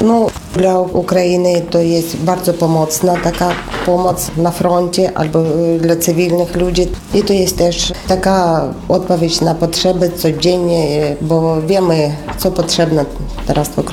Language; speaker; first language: Polish; non-native, learner; Ukrainian